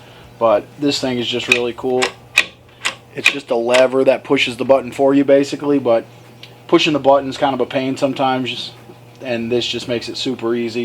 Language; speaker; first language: English; native; English